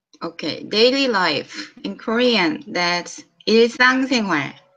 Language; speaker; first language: English; non-native, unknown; Korean